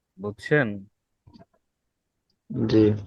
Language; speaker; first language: Chinese; non-native, learner; Bangla